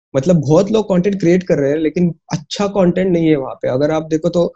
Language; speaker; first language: Hindi; non-native, local second language; Marathi